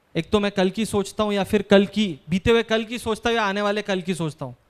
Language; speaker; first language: Hindi; non-native, local second language; Marathi